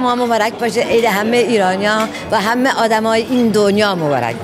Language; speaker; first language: Persian; early bilingual, heritage; Persian